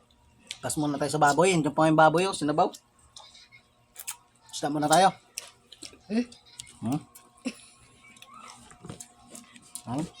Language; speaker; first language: Filipino; native; Filipino